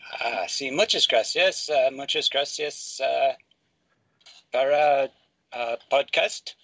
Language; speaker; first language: Spanish; non-native, learner; English